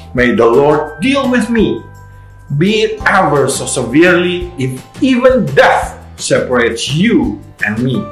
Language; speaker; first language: English; non-native, fluent; Indonesian